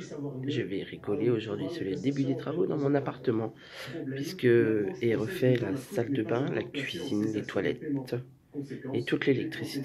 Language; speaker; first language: French; native; French